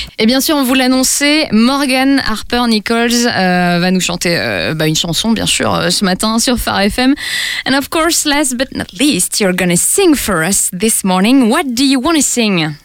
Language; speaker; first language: French; native; French